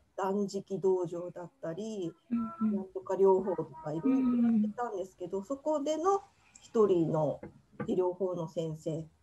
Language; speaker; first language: Japanese; native; Japanese